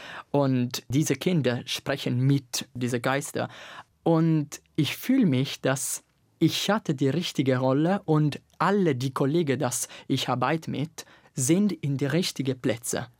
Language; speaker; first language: German; non-native, learner; Italian